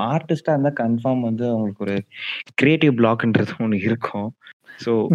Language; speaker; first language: Tamil; native; Tamil